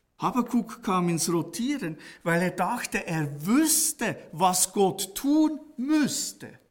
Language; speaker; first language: German; native; German